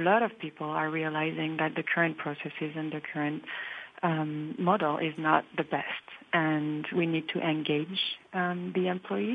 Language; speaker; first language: English; non-native, fluent; French